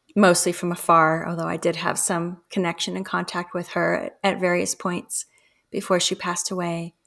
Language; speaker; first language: English; early bilingual, other home language; Spanish